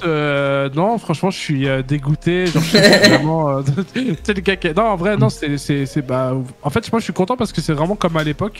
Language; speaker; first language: French; native; French